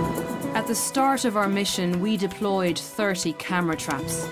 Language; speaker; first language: English; native; English